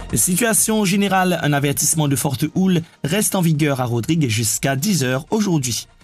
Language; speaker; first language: French; non-native, local second language; Morisyen